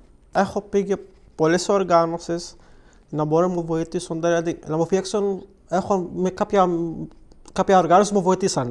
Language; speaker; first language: Greek; non-native, learner; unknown